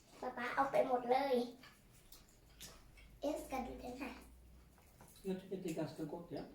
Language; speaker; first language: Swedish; early bilingual, other home language; Thai